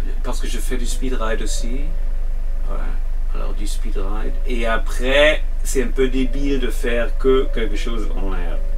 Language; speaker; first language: French; non-native, fluent; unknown